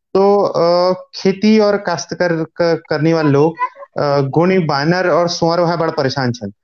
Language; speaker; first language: Hindi; non-native, local second language; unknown